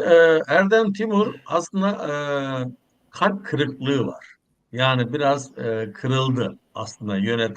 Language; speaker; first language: Turkish; native; Turkish